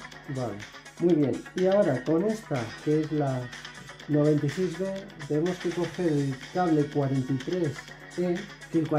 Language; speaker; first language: Spanish; native; Spanish